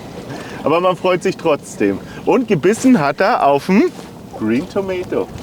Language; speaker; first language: German; native; German